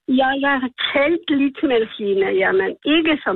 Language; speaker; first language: Danish; non-native, learner; Polish